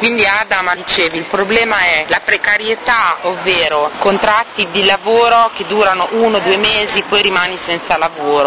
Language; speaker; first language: Italian; native; Italian